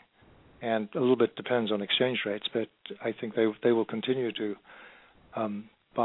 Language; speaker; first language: English; native; English